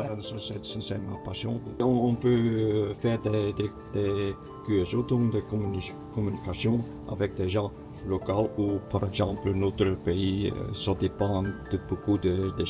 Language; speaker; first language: French; non-native, local second language; Dutch